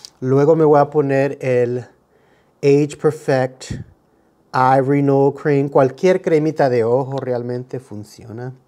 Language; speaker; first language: Spanish; early bilingual, heritage; Spanish